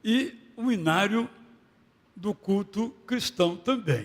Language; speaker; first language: Portuguese; native; Portuguese